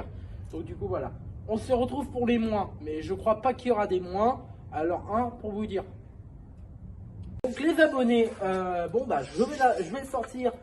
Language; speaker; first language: French; native; French